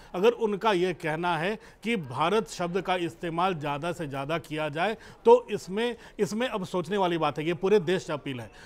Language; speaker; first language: Hindi; native; Hindi